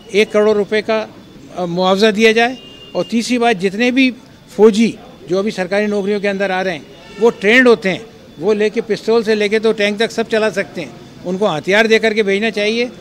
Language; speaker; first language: Hindi; native; Hindi